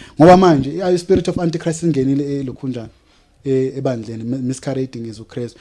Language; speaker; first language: Zulu; native; Zulu